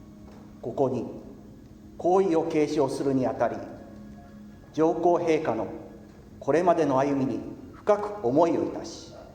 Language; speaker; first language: Japanese; native; Japanese